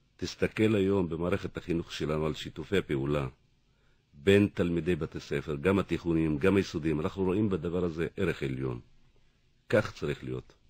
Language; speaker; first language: Hebrew; non-native, local second language; Arabic